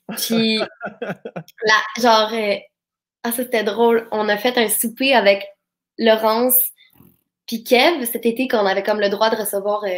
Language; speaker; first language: French; native; French